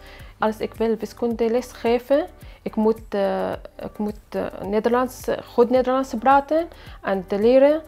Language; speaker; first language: Dutch; non-native, learner; Arabic